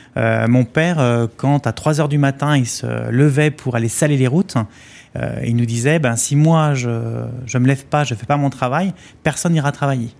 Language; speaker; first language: French; native; French